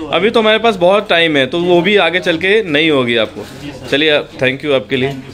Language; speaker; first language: Hindi; native; Hindi